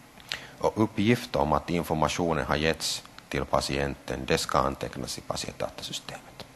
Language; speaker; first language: Swedish; non-native, local second language; Finnish